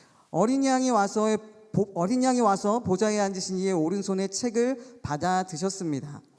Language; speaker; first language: Korean; native; Korean